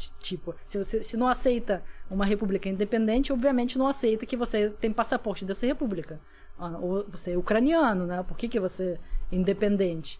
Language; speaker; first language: Portuguese; non-native, fluent; Russian